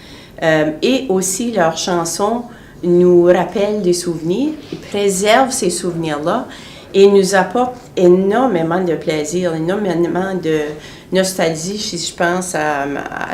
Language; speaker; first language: French; native; French